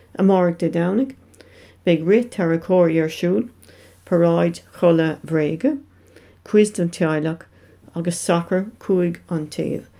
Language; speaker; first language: Irish; non-native, local second language; English